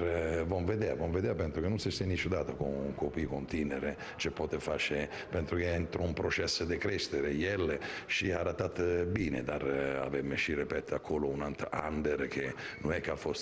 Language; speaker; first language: Romanian; non-native, fluent; Italian